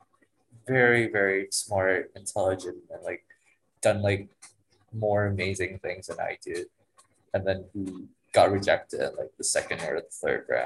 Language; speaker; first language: English; non-native, fluent; Vietnamese